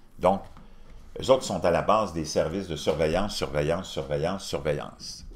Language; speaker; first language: French; native; French